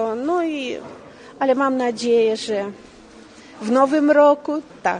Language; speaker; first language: Polish; non-native, learner; Russian